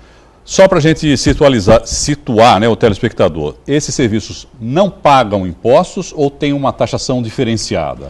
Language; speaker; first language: Portuguese; native; Portuguese